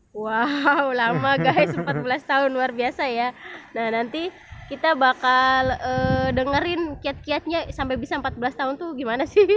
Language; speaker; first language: Indonesian; non-native, local second language; Javanese